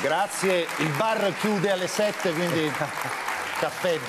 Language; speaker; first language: Italian; native; Italian